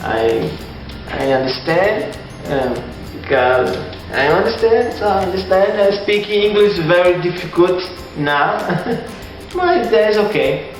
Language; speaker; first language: English; non-native, learner; Portuguese